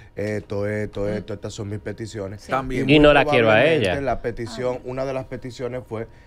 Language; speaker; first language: Spanish; native; Spanish